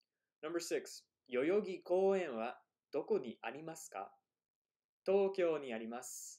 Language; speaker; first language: Japanese; non-native, fluent; English